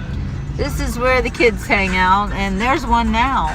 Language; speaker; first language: English; native; English